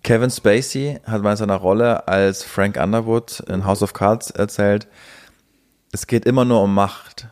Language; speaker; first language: German; native; German